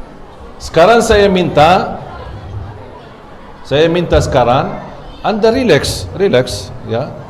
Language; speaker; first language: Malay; non-native, fluent; Arabic